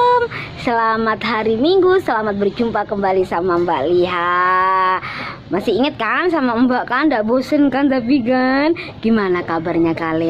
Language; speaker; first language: Indonesian; non-native, local second language; Javanese